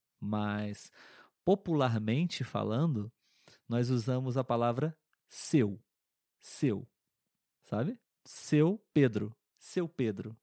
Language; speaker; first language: Portuguese; native; Portuguese